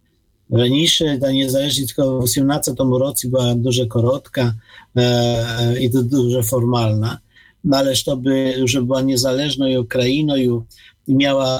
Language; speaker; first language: Ukrainian; non-native, fluent; Polish